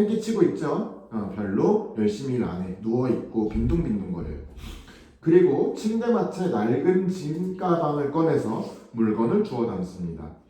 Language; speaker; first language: Korean; native; Korean